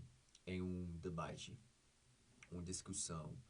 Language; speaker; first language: Portuguese; non-native, fluent; English